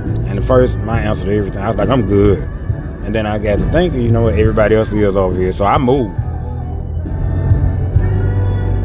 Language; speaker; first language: English; native; English